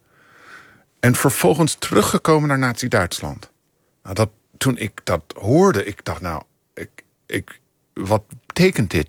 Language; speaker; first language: Dutch; non-native, fluent; English